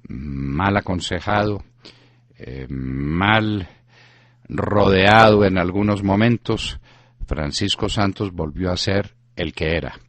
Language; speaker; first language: Spanish; native; Spanish